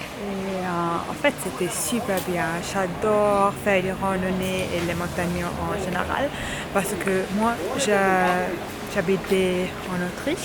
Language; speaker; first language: French; non-native, learner; German